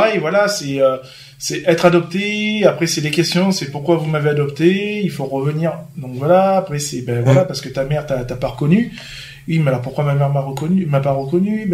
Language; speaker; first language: French; native; French